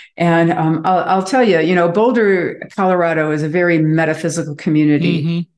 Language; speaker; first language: English; native; English